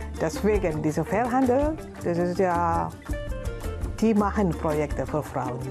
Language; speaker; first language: German; non-native, learner; Indonesian